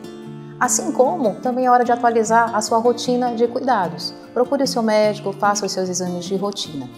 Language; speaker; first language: Portuguese; native; Portuguese